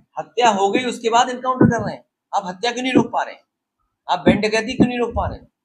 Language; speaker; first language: Hindi; native; Hindi